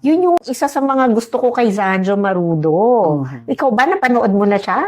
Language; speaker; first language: Filipino; native; Filipino